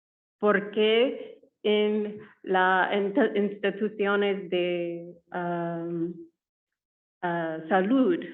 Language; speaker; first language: Spanish; non-native, learner; English